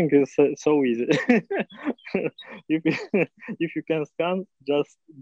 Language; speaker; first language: English; non-native, learner; Russian